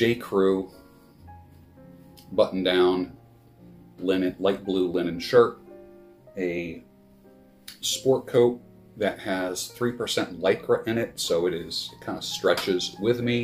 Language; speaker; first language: English; native; English